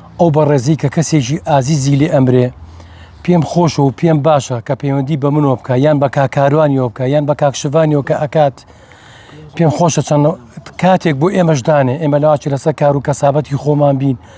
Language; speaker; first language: Central Kurdish; native; Central Kurdish